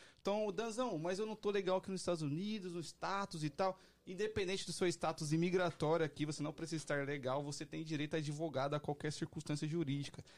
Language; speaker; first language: Portuguese; native; Portuguese